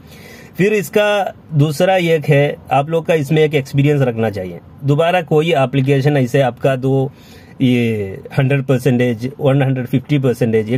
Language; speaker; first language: Hindi; non-native, local second language; Malayalam